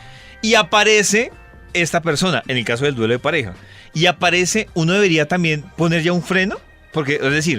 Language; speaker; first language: Spanish; native; Spanish